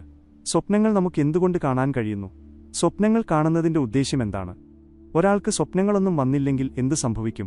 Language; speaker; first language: Malayalam; native; Malayalam